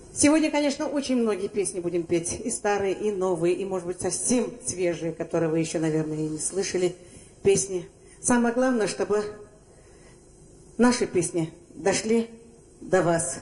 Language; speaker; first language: Russian; non-native, local second language; Uzbek